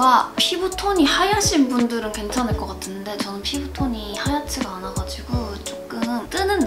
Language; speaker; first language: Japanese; non-native, learner; Korean